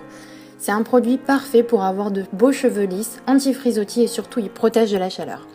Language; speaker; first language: French; native; French